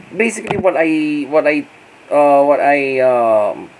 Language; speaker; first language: English; non-native, local second language; Filipino